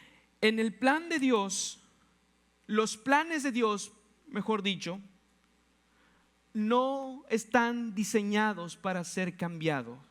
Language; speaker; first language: Spanish; native; Spanish